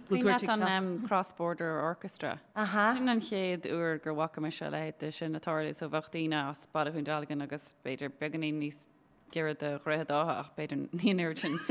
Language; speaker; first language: Irish; native; Irish